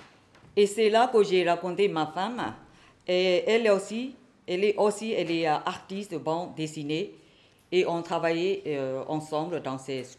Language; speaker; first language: French; non-native, learner; Burmese